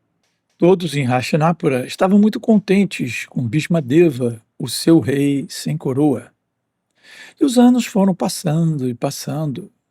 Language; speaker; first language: Portuguese; native; Portuguese